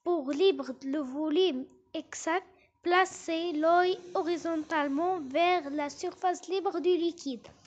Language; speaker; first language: French; non-native, local second language; Arabic